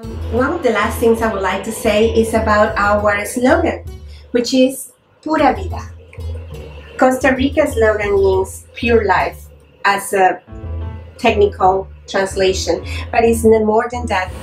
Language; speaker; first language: English; non-native, fluent; Spanish